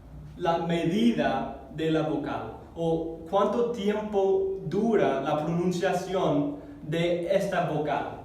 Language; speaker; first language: Spanish; non-native, fluent; English